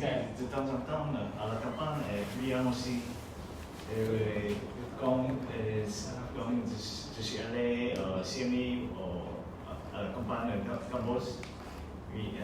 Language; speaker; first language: French; non-native, learner; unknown